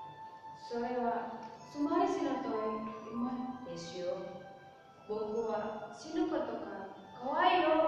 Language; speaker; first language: Japanese; non-native, learner; Indonesian